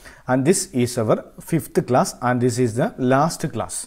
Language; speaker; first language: English; non-native, local second language; Malayalam